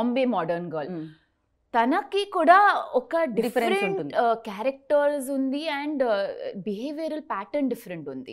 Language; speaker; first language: Telugu; non-native, learner; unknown